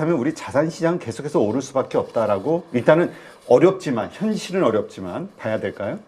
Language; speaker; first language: Korean; native; Korean